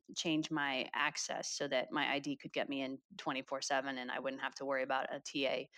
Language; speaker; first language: English; native; English